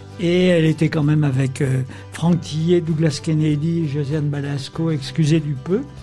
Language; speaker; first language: French; native; French